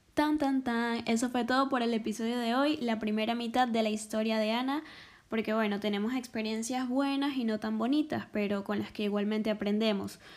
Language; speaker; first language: Spanish; native; Spanish